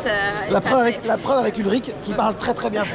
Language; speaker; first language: French; native; French